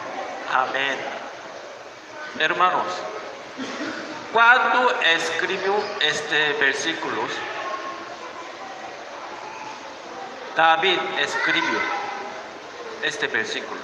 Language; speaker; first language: Spanish; non-native, learner; Korean